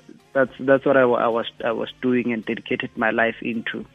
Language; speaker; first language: English; non-native, local second language; Xhosa